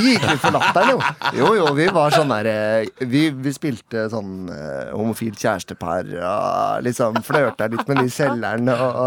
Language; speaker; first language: Norwegian; native; Norwegian